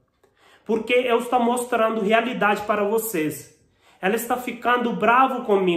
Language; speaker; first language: Portuguese; non-native, learner; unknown